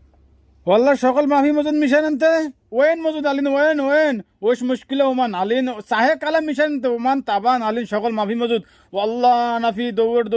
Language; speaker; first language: Arabic; non-native, learner; Bangla